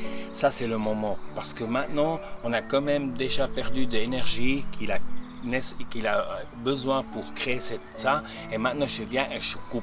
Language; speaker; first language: French; non-native, local second language; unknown